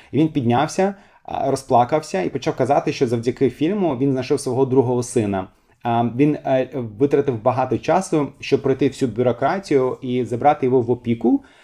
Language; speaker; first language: Ukrainian; non-native, fluent; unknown